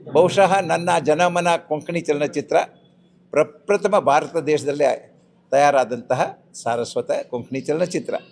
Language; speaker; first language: Kannada; non-native, local second language; Konkani